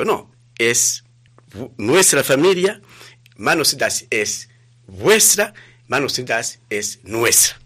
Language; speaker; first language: Spanish; non-native, fluent; Rundi